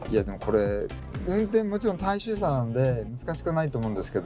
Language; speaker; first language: Japanese; native; Japanese